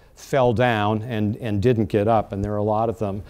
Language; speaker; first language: English; native; English